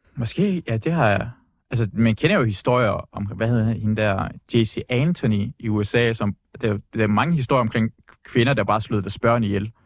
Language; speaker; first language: Danish; early bilingual, other home language; Persian